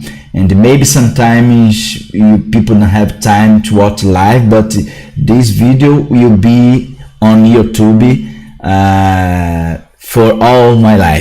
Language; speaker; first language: English; non-native, learner; Portuguese